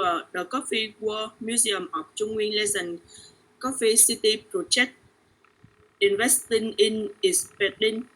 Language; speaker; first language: English; non-native, learner; Vietnamese